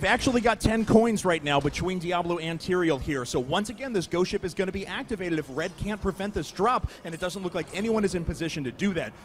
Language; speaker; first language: English; native; English